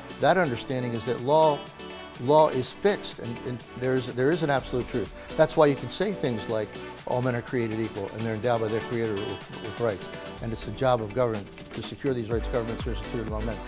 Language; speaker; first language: English; native; English